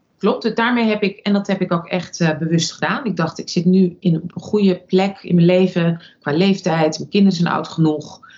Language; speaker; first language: Dutch; early bilingual, other home language; Russian